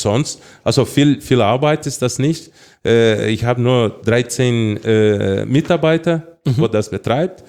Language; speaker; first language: German; non-native, fluent; Portuguese